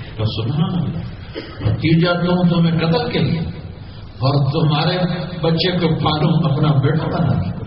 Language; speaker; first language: Urdu; non-native, local second language; Punjabi